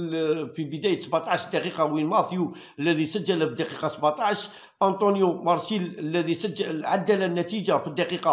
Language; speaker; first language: Arabic; native; Arabic